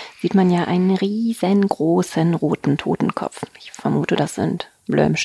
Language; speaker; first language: German; native; German